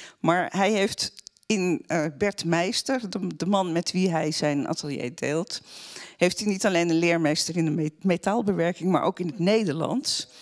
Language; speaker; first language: Dutch; native; Dutch